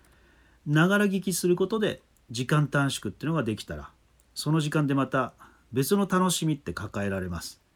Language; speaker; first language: Japanese; native; Japanese